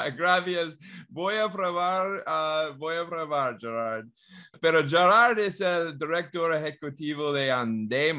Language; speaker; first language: Spanish; non-native, learner; English